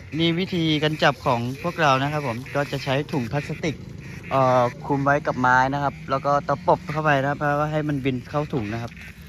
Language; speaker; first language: Thai; non-native, local second language; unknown